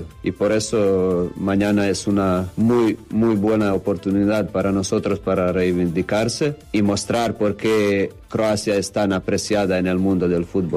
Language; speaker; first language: Spanish; non-native, fluent; Croatian